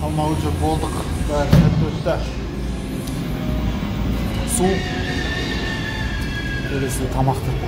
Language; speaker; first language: Kazakh; native; Kazakh